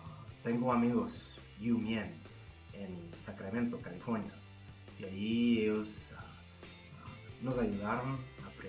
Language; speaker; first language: Spanish; non-native, fluent; English